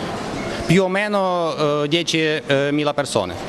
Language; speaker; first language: Italian; non-native, fluent; Ukrainian